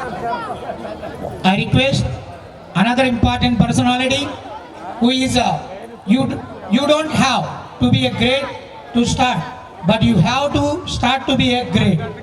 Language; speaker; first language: English; non-native, local second language; Telugu